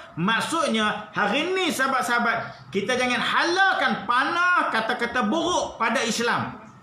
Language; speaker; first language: Malay; native; Malay